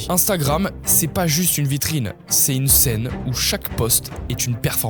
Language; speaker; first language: French; native; French